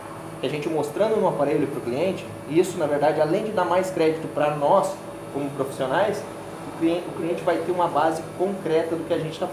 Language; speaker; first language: Portuguese; native; Portuguese